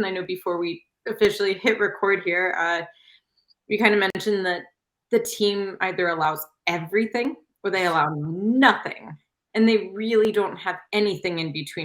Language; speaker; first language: English; native; English